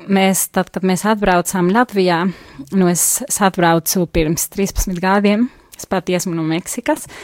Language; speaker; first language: Latvian; non-native, fluent; Spanish